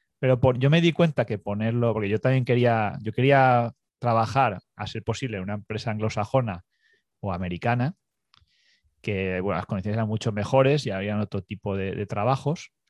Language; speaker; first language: Spanish; native; Spanish